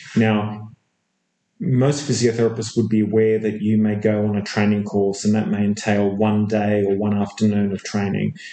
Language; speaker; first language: English; native; English